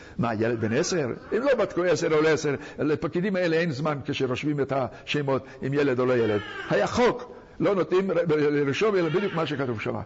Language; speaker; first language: Hebrew; non-native, fluent; Hungarian